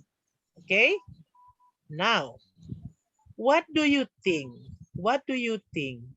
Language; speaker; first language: English; non-native, learner; Indonesian